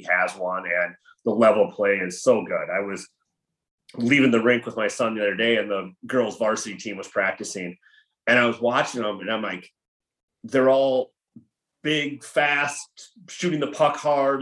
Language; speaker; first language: English; native; English